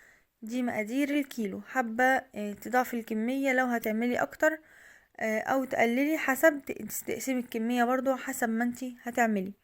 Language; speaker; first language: Arabic; native; Arabic